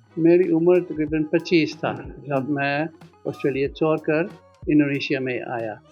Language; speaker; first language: Urdu; non-native, fluent; Dutch